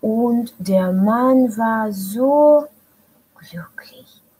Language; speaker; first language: German; non-native, fluent; Russian